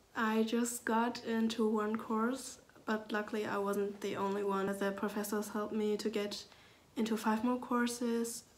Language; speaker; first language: English; non-native, fluent; German